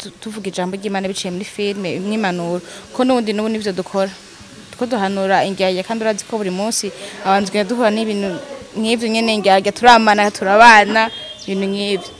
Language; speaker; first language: Rundi; native; Rundi